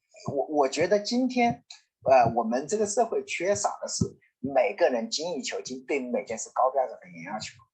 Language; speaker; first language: Chinese; native; Chinese